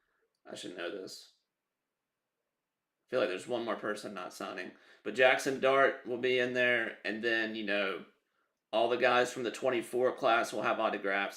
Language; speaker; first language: English; native; English